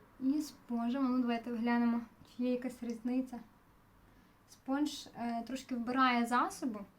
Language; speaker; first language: Ukrainian; non-native, local second language; Russian